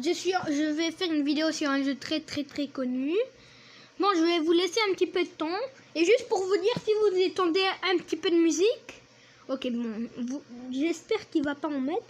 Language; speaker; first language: French; native; French